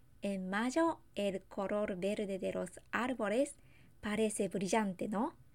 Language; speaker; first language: Spanish; non-native, fluent; Japanese